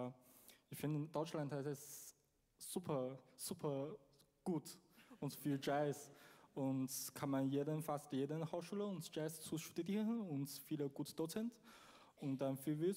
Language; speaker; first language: German; non-native, learner; Chinese